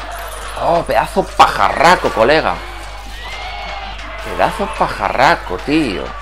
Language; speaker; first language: Spanish; native; Spanish